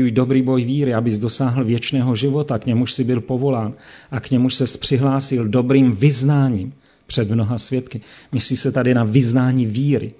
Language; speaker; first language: Czech; native; Czech